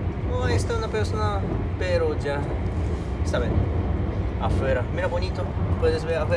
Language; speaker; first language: Spanish; non-native, learner; Japanese